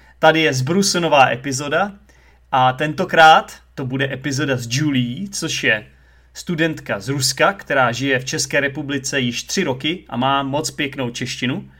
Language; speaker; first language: Czech; native; Czech